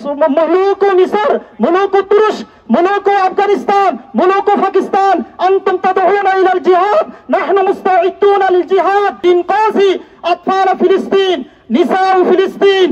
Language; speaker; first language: Arabic; non-native, learner; Bangla